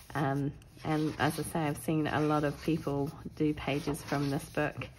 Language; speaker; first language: English; native; English